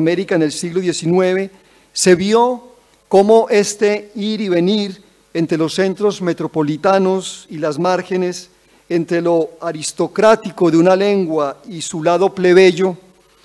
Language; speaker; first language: Spanish; native; Spanish